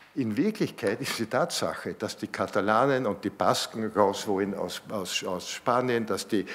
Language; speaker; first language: German; native; German